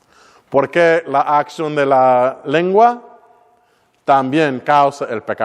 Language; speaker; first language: Spanish; non-native, learner; English